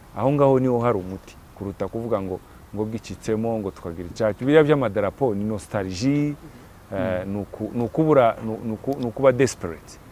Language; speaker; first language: Kinyarwanda; native; Kinyarwanda